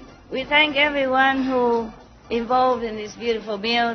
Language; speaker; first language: English; non-native, fluent; Vietnamese